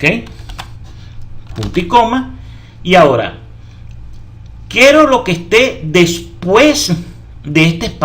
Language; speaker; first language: Spanish; native; Spanish